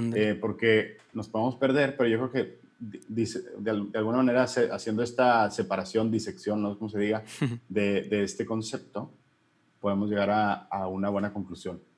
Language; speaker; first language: Spanish; native; Spanish